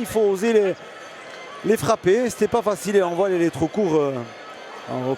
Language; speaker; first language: French; native; French